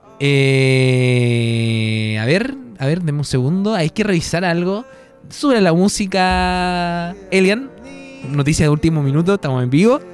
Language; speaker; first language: Spanish; native; Spanish